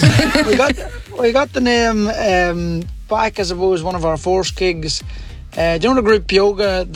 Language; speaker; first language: English; native; English